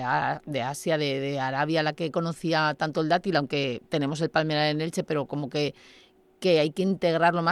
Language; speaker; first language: Spanish; native; Spanish